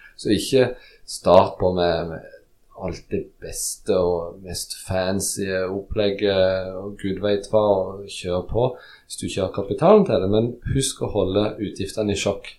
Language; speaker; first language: Norwegian; early bilingual, other home language; Polish